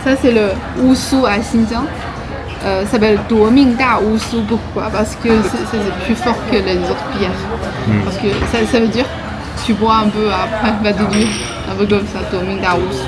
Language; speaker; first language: French; non-native, learner; Chinese